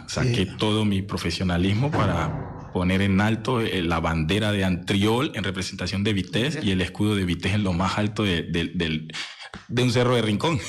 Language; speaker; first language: Spanish; native; Spanish